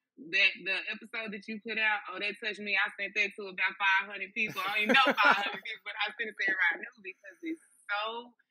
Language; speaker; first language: English; native; English